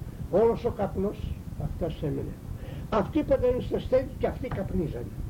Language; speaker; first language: Greek; native; Greek